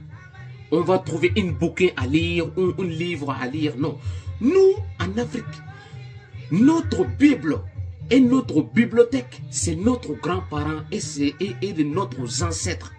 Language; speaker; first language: French; non-native, local second language; Bambara